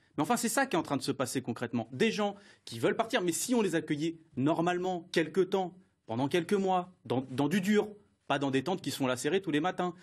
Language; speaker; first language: French; native; French